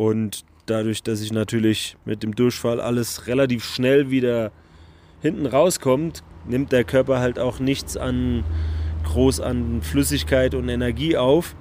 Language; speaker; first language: German; native; German